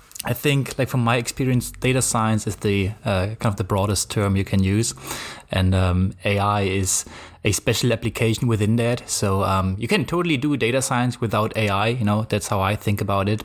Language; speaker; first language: English; non-native, fluent; German